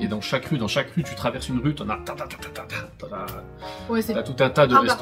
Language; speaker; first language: French; native; French